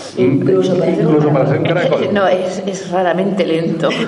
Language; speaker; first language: Spanish; native; Spanish